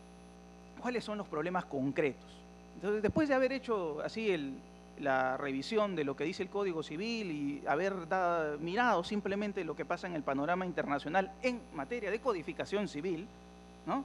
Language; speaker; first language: Spanish; native; Spanish